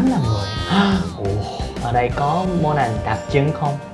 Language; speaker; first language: Vietnamese; non-native, fluent; Korean